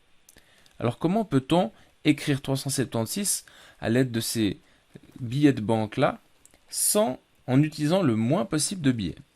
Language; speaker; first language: French; native; French